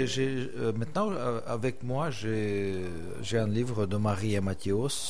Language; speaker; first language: French; non-native, fluent; Russian